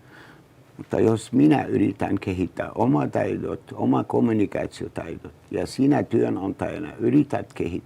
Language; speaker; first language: Finnish; non-native, learner; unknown